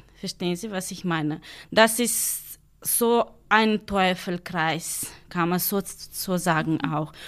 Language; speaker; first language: German; non-native, learner; Ukrainian